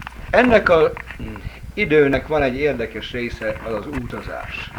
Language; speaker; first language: Hungarian; native; Hungarian